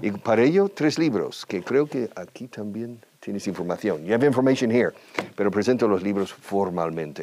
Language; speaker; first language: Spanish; non-native, fluent; English